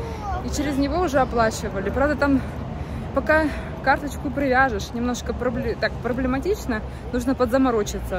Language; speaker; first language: Russian; native; Russian